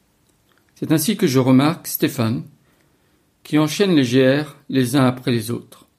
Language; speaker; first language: French; native; French